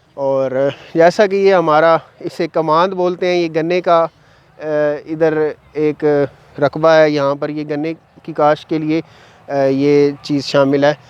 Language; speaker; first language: Urdu; non-native, local second language; Punjabi